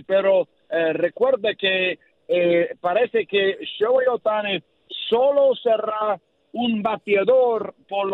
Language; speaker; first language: Spanish; non-native, learner; English